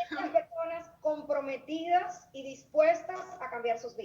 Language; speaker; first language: Spanish; native; Spanish